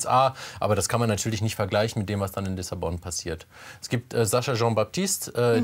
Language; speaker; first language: German; native; German